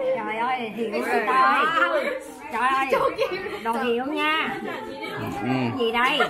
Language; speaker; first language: Vietnamese; early bilingual, heritage; Vietnamese